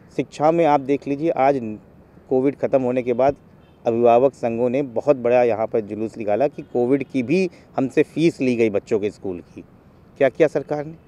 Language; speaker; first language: Hindi; native; Hindi